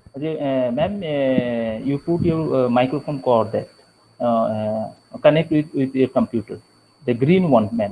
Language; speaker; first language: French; non-native, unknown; Bangla